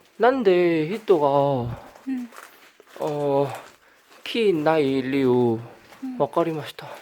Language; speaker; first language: Japanese; non-native, learner; Korean